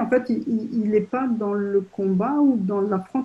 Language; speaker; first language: French; native; French